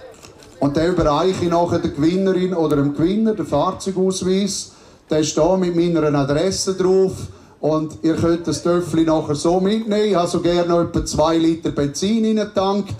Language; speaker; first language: German; native; German